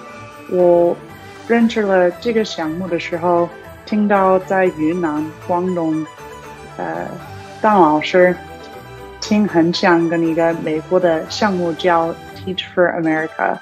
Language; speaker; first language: Chinese; non-native, learner; English